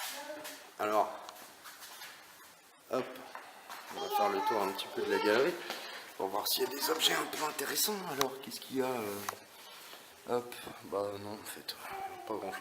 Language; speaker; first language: French; native; French